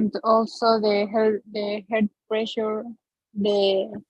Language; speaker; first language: English; non-native, learner; Spanish